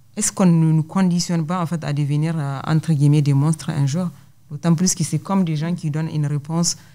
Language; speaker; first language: French; non-native, local second language; Hausa